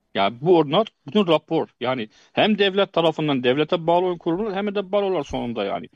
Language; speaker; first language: Turkish; non-native, fluent; Arabic